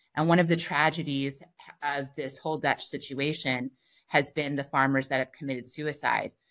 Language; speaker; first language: English; native; English